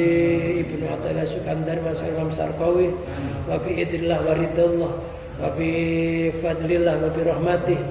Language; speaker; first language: Indonesian; native; Indonesian